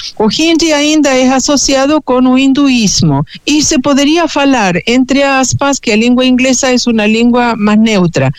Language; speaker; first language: Portuguese; non-native, fluent; Spanish